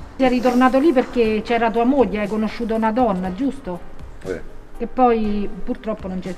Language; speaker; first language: Italian; native; Italian